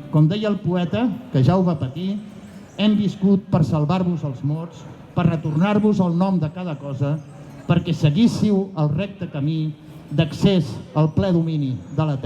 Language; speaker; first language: Catalan; native; Catalan